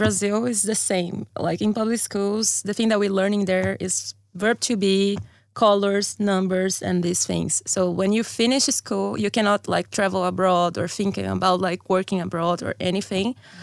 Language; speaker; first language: English; non-native, fluent; Portuguese